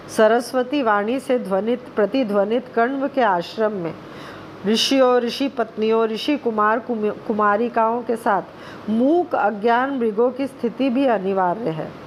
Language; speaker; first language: Hindi; non-native, local second language; Bangla